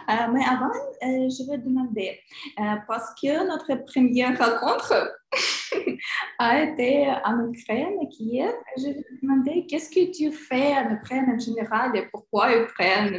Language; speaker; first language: French; non-native, learner; Ukrainian